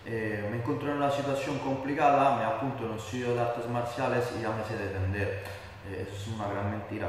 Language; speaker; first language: Spanish; non-native, fluent; Italian